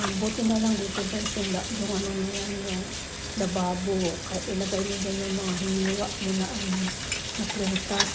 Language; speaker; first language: Filipino; non-native, local second language; Waray